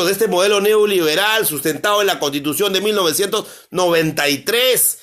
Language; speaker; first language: Spanish; native; Spanish